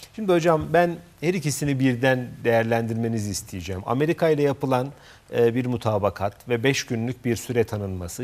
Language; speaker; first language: Turkish; native; Turkish